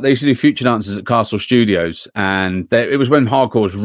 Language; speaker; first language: English; native; English